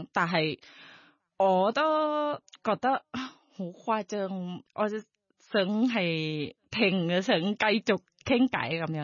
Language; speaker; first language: Cantonese; non-native, learner; Thai